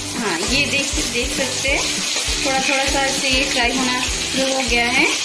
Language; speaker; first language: Hindi; non-native, local second language; Bangla